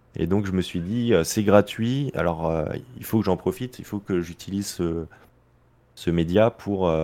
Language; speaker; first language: French; native; French